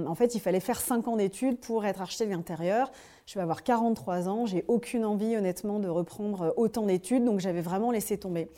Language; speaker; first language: French; native; French